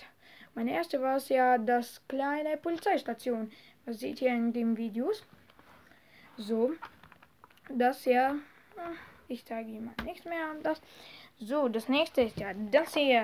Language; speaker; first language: German; non-native, learner; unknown